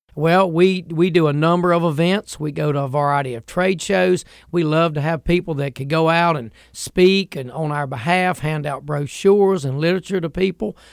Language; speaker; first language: English; native; English